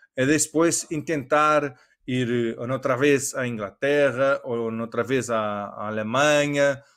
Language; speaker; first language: Spanish; non-native, learner; Portuguese